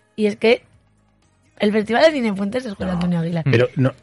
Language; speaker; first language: Spanish; native; Spanish